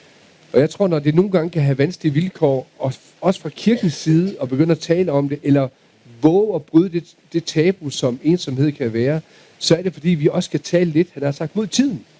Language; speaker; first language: Danish; native; Danish